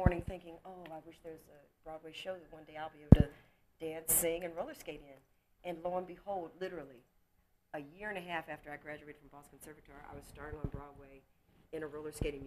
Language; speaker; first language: English; native; English